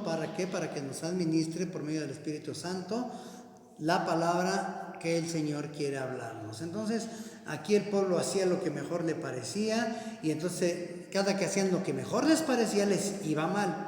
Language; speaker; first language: Spanish; native; Spanish